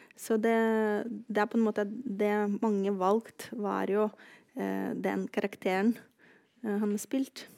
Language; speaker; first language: Norwegian; non-native, fluent; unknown